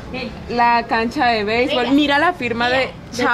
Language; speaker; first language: Spanish; native; Spanish